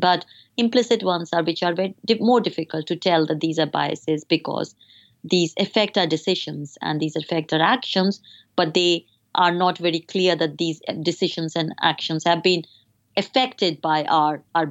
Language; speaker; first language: English; non-native, local second language; Hindi